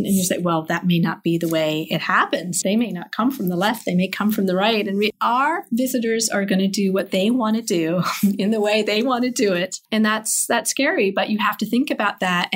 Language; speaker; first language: English; native; English